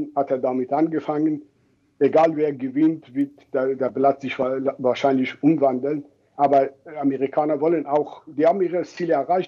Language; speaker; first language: German; non-native, fluent; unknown